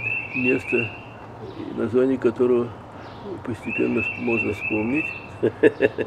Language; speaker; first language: Russian; native; Russian